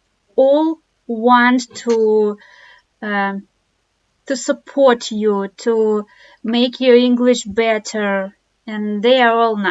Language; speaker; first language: English; non-native, fluent; Russian